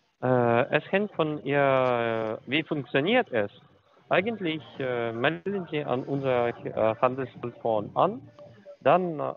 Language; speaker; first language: German; non-native, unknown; Russian